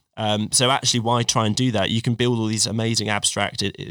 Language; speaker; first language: English; native; English